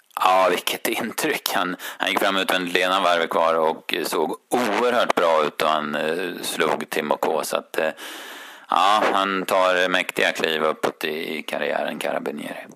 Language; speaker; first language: Swedish; native; Swedish